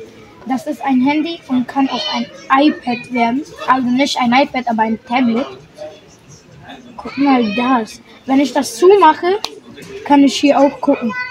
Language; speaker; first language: German; early bilingual, other home language; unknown